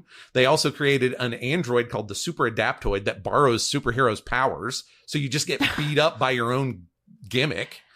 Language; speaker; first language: English; native; English